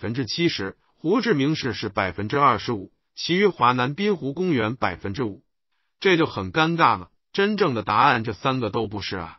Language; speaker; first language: Chinese; native; Chinese